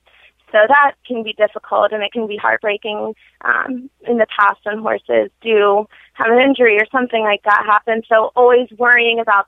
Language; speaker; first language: English; native; English